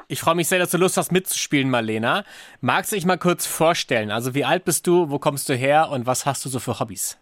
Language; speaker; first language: German; native; German